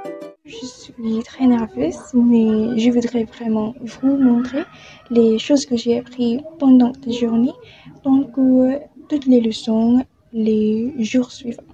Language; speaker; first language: French; non-native, learner; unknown